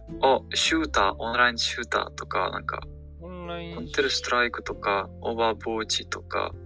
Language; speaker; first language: Japanese; non-native, learner; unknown